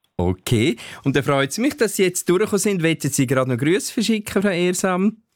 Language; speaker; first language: German; native; German